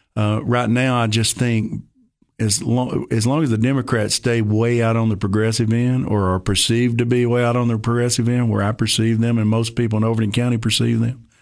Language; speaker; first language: English; native; English